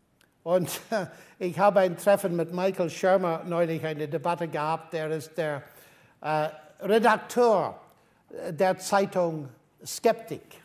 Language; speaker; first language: German; non-native, fluent; English